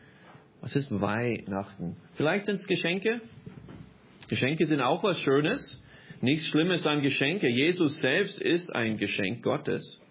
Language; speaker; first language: German; non-native, fluent; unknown